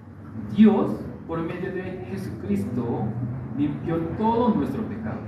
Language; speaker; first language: Spanish; non-native, fluent; Korean